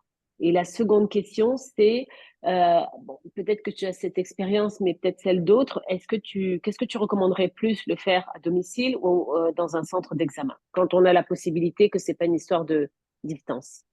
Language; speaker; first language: French; native; French